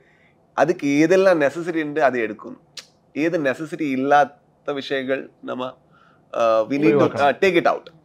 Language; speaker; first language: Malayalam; non-native, learner; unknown